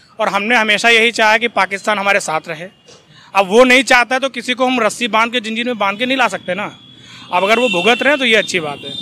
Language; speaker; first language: Hindi; native; Hindi